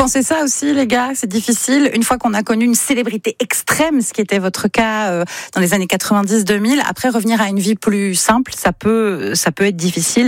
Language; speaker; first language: French; native; French